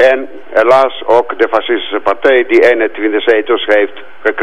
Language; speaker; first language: Dutch; non-native, fluent; Greek